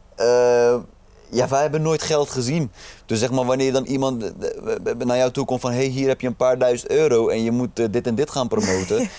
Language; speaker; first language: Dutch; early bilingual, other home language; Arabic